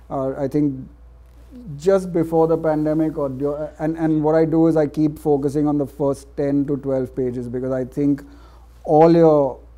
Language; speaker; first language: English; non-native, local second language; Gujarati